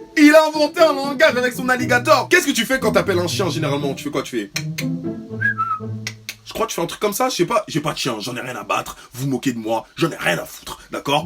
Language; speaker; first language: French; native; French